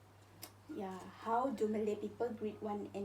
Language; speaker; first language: English; non-native, local second language; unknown